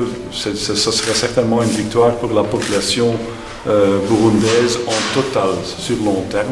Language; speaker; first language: French; non-native, fluent; Dutch